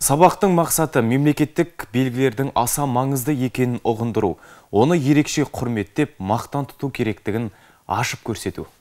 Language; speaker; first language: Kazakh; native; Kazakh